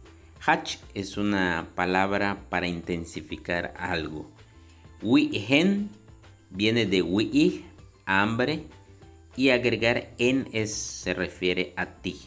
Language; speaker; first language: Spanish; non-native, local second language; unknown